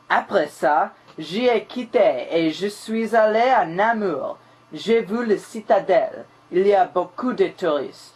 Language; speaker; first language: French; non-native, learner; English